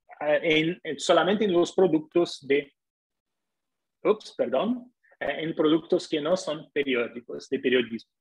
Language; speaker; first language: Spanish; non-native, fluent; Portuguese